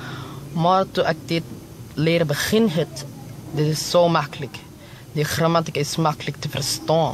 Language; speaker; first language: Dutch; non-native, learner; Filipino